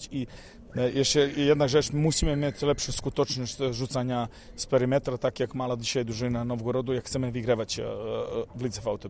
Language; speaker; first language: Polish; non-native, fluent; Serbian